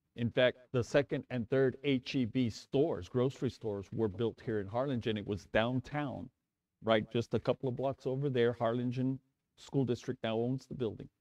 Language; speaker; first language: English; native; English